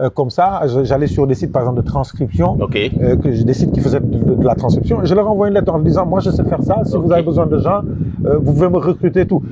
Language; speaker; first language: French; non-native, local second language; Wolof